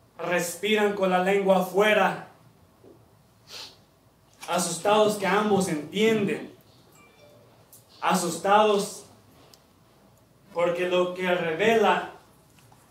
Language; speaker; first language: Spanish; early bilingual, heritage; Spanish